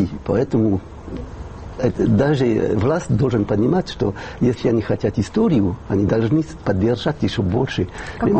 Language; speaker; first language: Russian; non-native, fluent; French